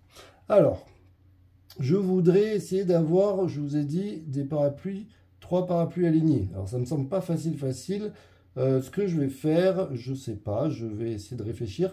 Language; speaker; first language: French; native; French